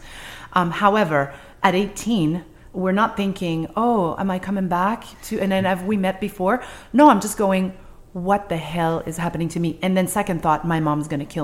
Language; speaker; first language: English; non-native, fluent; French